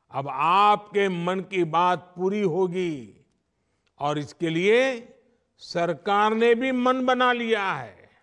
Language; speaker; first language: Hindi; non-native, local second language; Gujarati